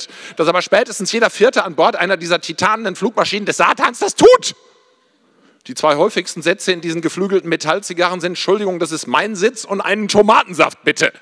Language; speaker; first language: German; native; German